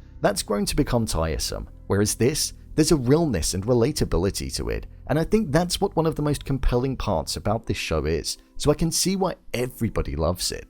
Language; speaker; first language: English; native; English